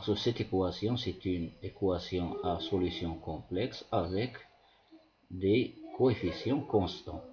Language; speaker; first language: French; non-native, local second language; Arabic